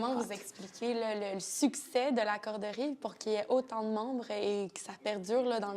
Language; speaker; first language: French; native; French